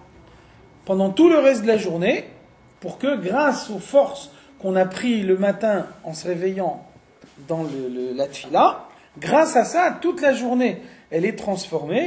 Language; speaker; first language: French; native; French